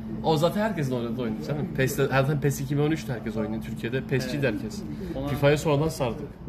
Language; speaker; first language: Turkish; native; Turkish